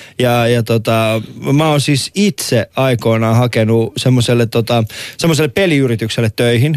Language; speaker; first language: Finnish; early bilingual, other home language; Persian